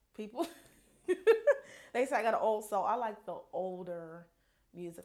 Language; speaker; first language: English; native; English